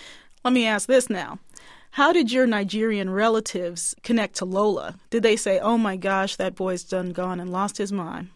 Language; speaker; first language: English; native; English